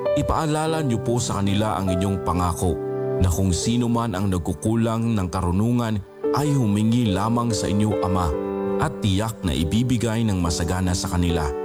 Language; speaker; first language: Filipino; non-native, local second language; Aklanon